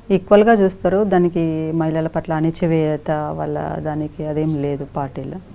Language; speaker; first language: Telugu; native; Telugu